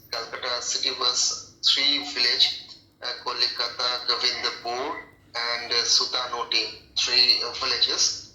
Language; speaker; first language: English; non-native, local second language; Bangla